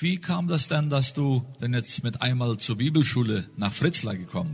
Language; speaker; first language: German; non-native, learner; Thai